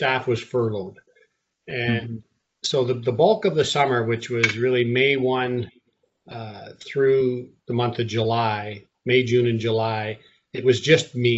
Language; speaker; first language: English; native; English